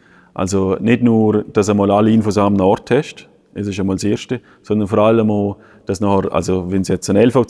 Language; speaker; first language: German; native; German